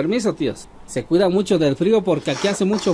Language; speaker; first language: Spanish; native; Spanish